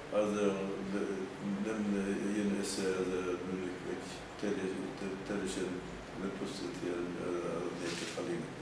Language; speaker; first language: Hungarian; early bilingual, heritage; Hungarian